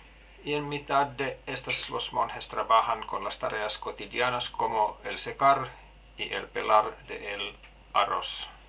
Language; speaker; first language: Spanish; non-native, fluent; Finnish